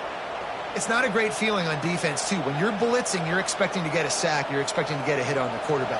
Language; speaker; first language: English; native; English